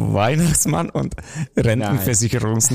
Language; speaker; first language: German; non-native, fluent; Romanian